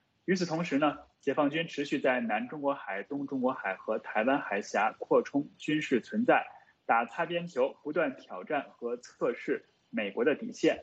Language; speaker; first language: Chinese; native; Chinese